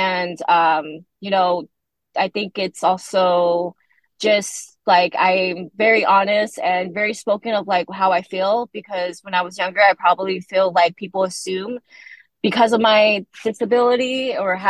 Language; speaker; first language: English; native; English